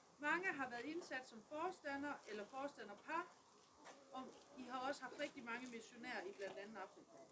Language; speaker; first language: Danish; native; Danish